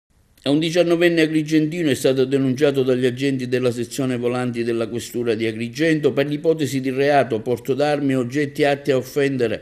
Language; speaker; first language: Italian; native; Italian